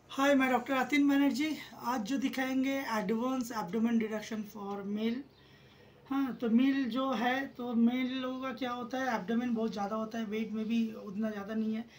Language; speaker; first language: Hindi; non-native, local second language; Bangla